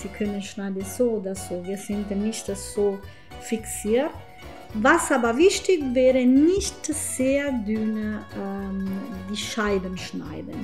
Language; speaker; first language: German; non-native, fluent; Italian